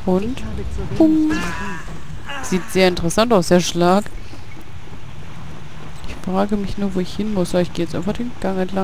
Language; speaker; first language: German; native; German